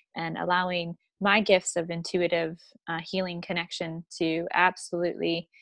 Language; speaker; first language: English; native; English